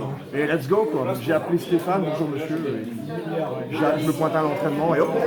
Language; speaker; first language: French; native; French